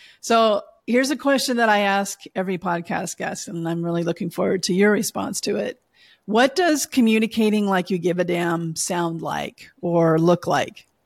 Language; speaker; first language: English; native; English